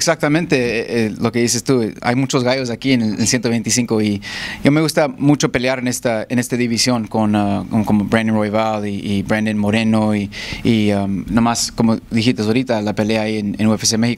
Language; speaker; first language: Spanish; early bilingual, heritage; Spanish